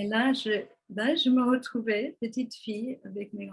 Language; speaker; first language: French; non-native, fluent; English